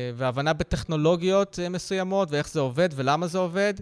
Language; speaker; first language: Hebrew; early bilingual, other home language; Russian